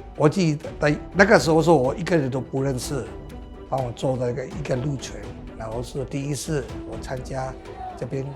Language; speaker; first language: Chinese; non-native, fluent; Burmese